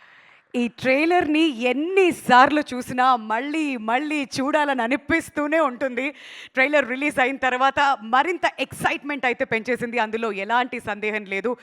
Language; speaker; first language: Telugu; native; Telugu